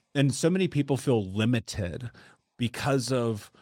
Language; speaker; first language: English; native; English